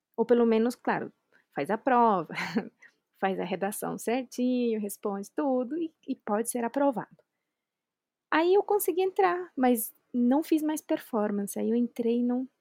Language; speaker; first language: Portuguese; non-native, fluent; Spanish